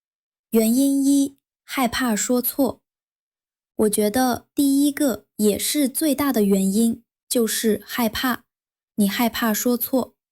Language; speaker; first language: Chinese; non-native, fluent; Vietnamese